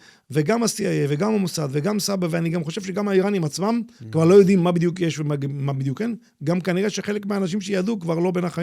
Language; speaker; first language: Hebrew; native; Hebrew